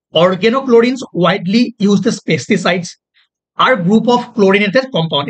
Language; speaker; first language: English; non-native, local second language; Assamese